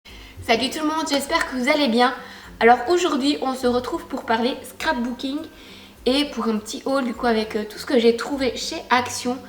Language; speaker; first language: French; native; French